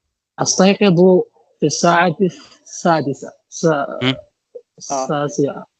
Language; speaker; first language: Arabic; non-native, learner; Tamil